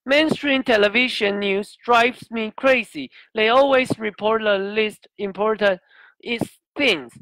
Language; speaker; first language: English; non-native, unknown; Chinese